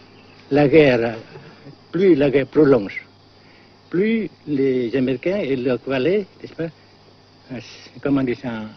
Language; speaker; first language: French; non-native, fluent; Vietnamese